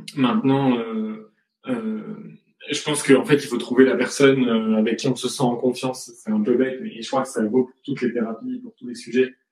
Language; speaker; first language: French; native; French